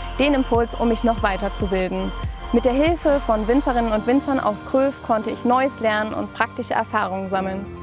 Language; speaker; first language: German; native; German